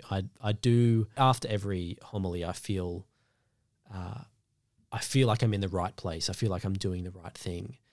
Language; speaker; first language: English; native; English